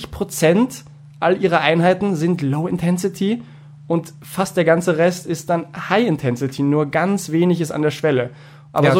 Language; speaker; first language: German; native; German